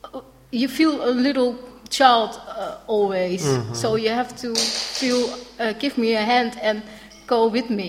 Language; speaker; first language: English; non-native, learner; Dutch